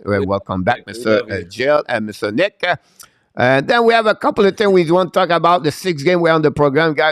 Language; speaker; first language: English; non-native, local second language; French